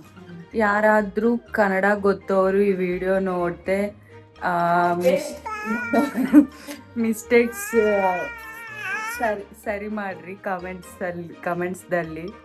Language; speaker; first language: Kannada; non-native, learner; Telugu